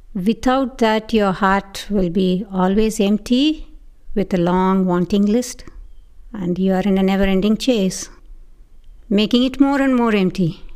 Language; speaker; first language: English; non-native, local second language; Tamil